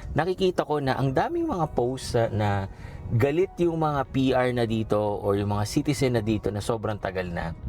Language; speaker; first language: Filipino; native; Filipino